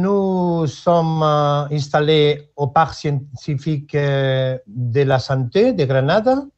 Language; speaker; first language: French; non-native, learner; Spanish